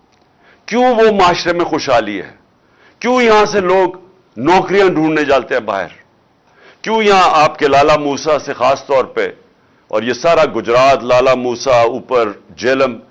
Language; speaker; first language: Urdu; native; Urdu